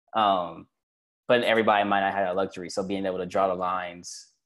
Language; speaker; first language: English; native; English